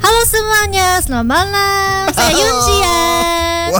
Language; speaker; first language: Indonesian; non-native, learner; Korean